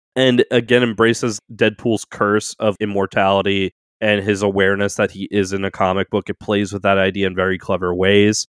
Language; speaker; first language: English; native; English